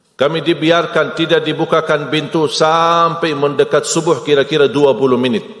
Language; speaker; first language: Malay; non-native, fluent; Arabic